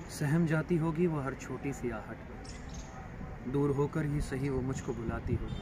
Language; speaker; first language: Hindi; native; Hindi